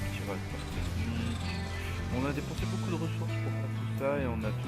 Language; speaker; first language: French; native; French